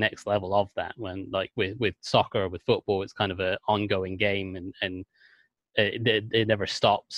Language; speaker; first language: English; native; English